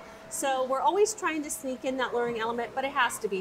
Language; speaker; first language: English; native; English